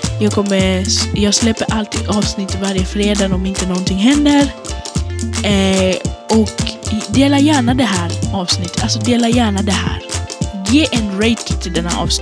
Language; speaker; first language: Swedish; non-native, local second language; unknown